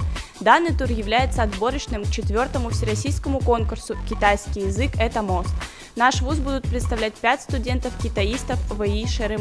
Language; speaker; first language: Russian; native; Russian